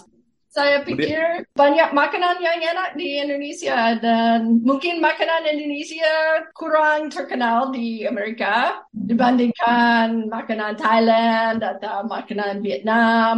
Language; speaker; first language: Indonesian; non-native, fluent; English